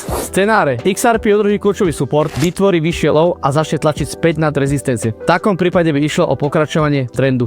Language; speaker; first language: Slovak; native; Slovak